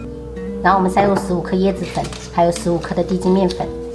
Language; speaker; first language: Chinese; native; Chinese